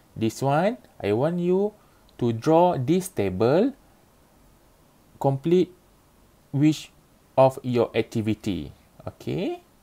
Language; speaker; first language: English; non-native, local second language; Malay